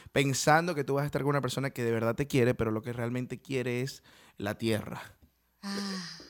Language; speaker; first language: Spanish; native; Spanish